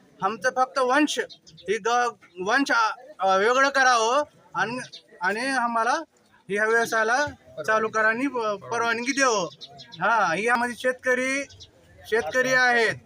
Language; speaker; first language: Marathi; non-native, local second language; Urdu